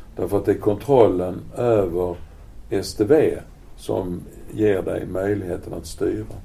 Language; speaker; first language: Swedish; native; Swedish